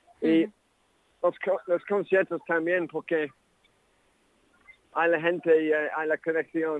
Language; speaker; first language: Spanish; non-native, learner; English